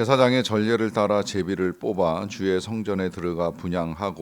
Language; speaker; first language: Korean; native; Korean